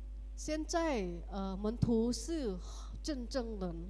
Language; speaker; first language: Chinese; early bilingual, heritage; Indonesian